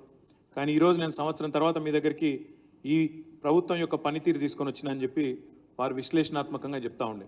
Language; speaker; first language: Telugu; native; Telugu